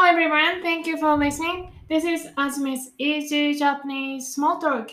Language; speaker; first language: English; non-native, fluent; Japanese